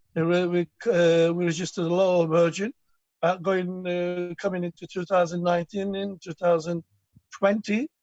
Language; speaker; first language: English; non-native, learner; Turkish